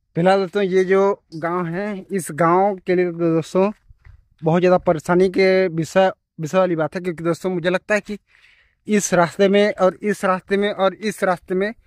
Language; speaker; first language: Hindi; native; Hindi